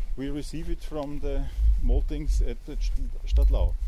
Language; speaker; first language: English; non-native, fluent; German